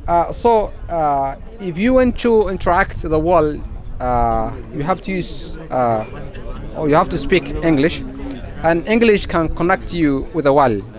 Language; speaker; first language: English; non-native, fluent; Somali